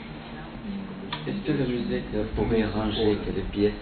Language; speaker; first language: French; non-native, local second language; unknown